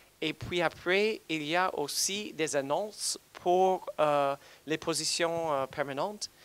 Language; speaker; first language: French; non-native, fluent; English